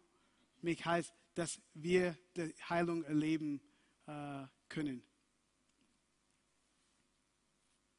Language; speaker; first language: German; non-native, fluent; English